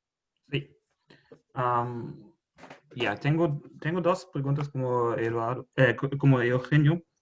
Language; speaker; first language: Spanish; non-native, fluent; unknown